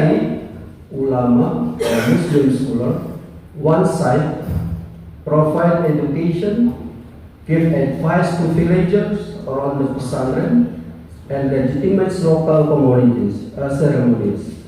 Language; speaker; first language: English; non-native, learner; Indonesian